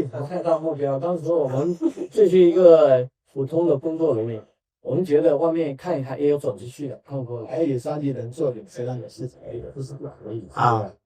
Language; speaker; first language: Chinese; native; Chinese